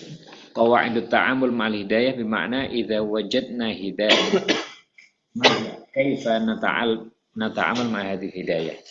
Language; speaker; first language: Arabic; non-native, fluent; Indonesian